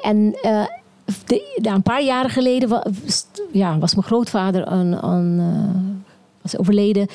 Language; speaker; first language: Dutch; non-native, local second language; Papiamento